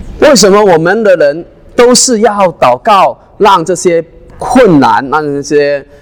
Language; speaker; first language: Chinese; non-native, local second language; Cantonese